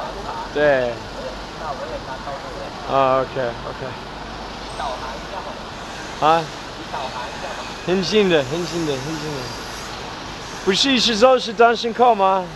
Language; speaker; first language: Chinese; non-native, learner; English